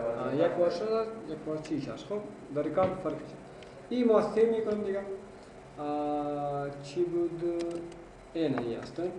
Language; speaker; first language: Persian; non-native, local second language; Pashto